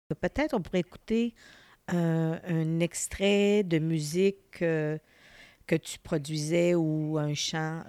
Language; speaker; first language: French; native; French